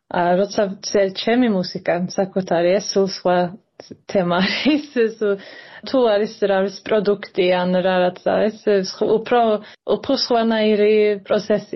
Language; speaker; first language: Georgian; early bilingual, heritage; Swedish